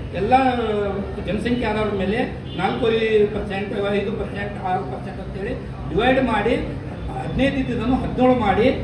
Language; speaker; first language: Kannada; non-native, local second language; Lambadi